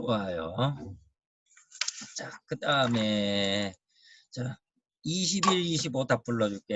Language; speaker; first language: Korean; native; Korean